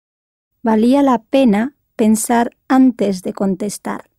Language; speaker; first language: Spanish; non-native, learner; English